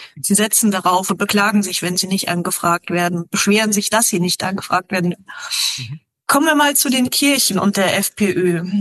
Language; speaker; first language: German; native; German